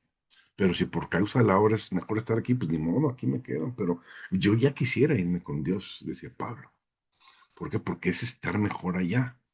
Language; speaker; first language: Spanish; native; Spanish